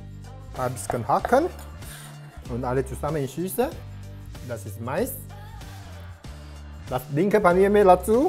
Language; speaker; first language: German; non-native, learner; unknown